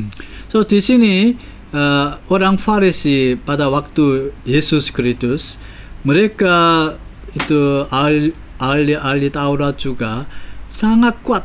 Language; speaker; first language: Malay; non-native, fluent; Korean